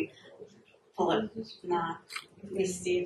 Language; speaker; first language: Russian; early bilingual, heritage; Russian